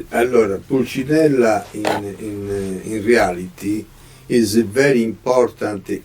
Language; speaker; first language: English; non-native, learner; Italian